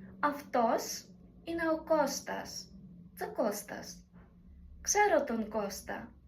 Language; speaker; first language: Greek; non-native, fluent; Ukrainian